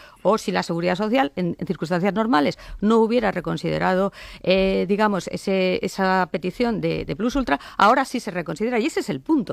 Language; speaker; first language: Spanish; native; Spanish